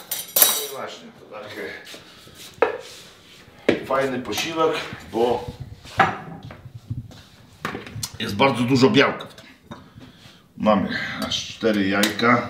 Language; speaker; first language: Polish; non-native, fluent; Lithuanian